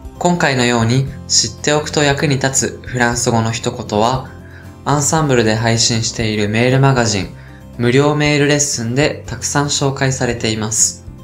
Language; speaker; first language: Japanese; native; Japanese